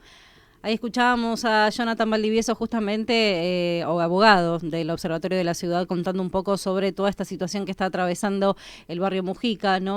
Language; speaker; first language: Spanish; native; Spanish